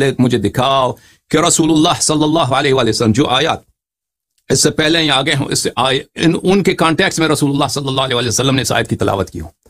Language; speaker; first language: Urdu; non-native, fluent; Persian